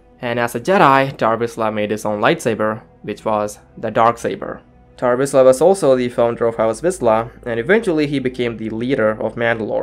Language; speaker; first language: English; native; English